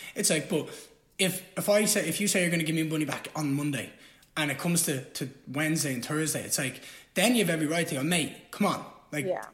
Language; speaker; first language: English; native; English